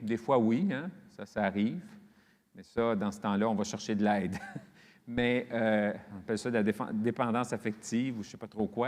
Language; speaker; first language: French; native; French